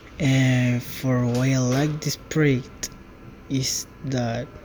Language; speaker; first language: English; non-native, learner; Spanish